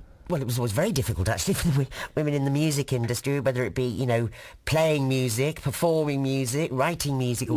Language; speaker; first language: English; native; English